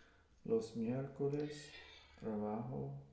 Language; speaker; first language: Spanish; non-native, learner; English